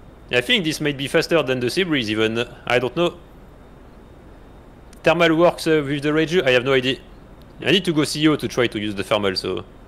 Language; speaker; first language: English; non-native, fluent; French